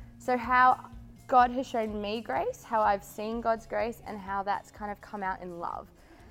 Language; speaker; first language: English; native; English